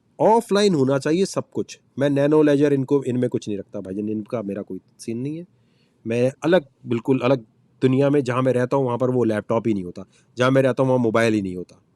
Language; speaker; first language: Urdu; native; Urdu